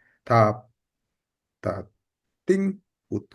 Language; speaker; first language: Chinese; non-native, learner; Indonesian